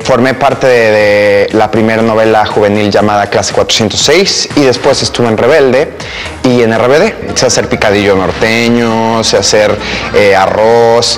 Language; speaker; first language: Spanish; early bilingual, heritage; Spanish